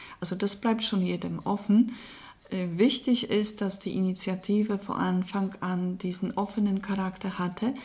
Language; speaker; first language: German; non-native, fluent; Polish